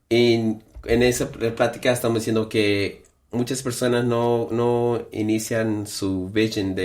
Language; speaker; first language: Spanish; early bilingual, heritage; Spanish